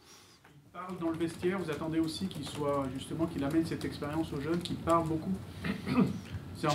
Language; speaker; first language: French; native; French